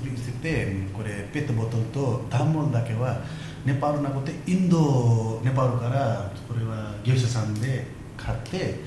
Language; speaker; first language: Japanese; non-native, learner; Nepali